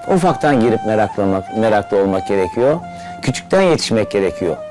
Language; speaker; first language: Turkish; native; Turkish